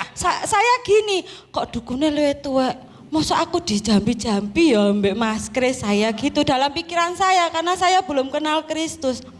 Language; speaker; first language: Indonesian; non-native, local second language; Javanese